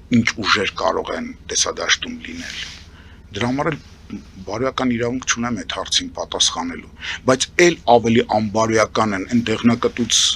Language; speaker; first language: Armenian; native; Armenian